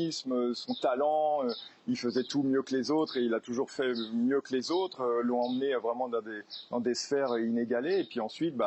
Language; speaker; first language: French; native; French